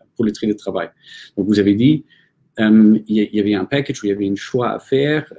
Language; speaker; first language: French; non-native, fluent; German